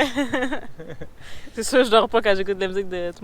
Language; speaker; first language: French; native; French